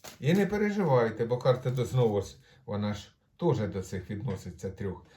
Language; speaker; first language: Ukrainian; non-native, local second language; Russian